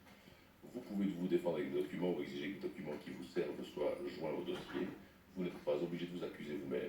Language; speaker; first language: French; native; French